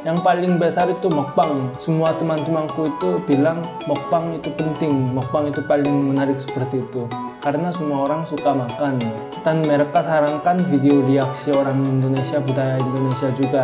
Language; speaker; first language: Indonesian; non-native, fluent; Korean